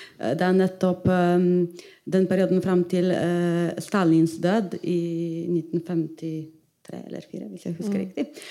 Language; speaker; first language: Norwegian; non-native, fluent; Polish